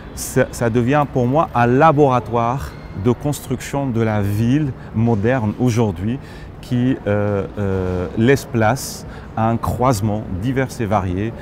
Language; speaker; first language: French; non-native, local second language; Arabic